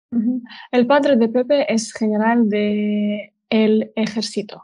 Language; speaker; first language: Spanish; non-native, learner; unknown